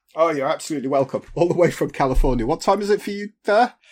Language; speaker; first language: English; native; English